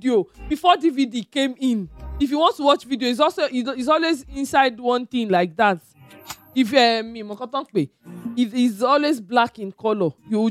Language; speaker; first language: English; non-native, local second language; Yoruba